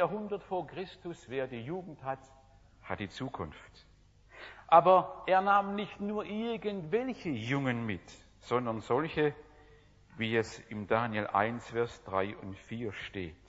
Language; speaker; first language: German; native; German